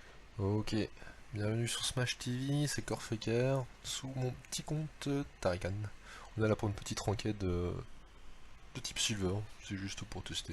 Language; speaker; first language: French; native; French